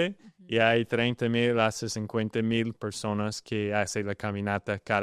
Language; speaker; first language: Spanish; non-native, learner; English